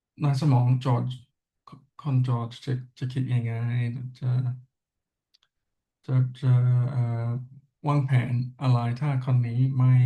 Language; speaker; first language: Thai; non-native, learner; English